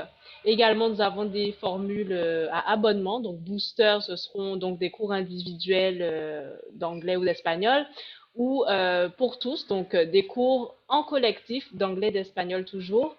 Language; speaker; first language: French; native; French